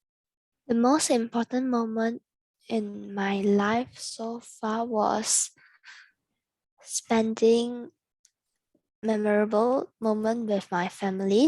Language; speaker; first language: English; non-native, learner; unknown